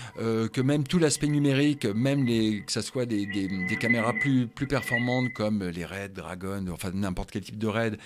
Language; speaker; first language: French; native; French